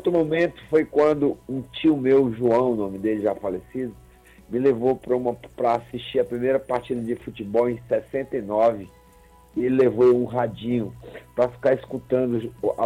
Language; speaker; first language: Portuguese; native; Portuguese